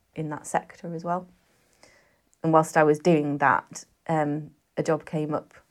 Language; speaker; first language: English; native; English